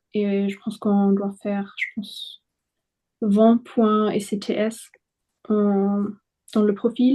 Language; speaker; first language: French; non-native, fluent; German